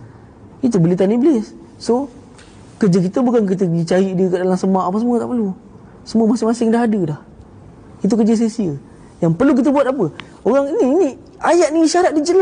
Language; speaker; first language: Malay; native; Malay